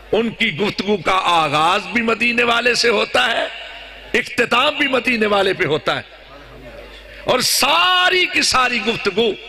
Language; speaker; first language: Urdu; non-native, local second language; Punjabi